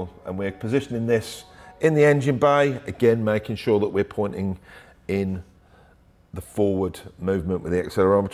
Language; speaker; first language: English; native; English